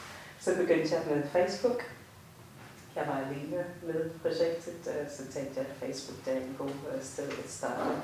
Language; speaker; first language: Danish; non-native, fluent; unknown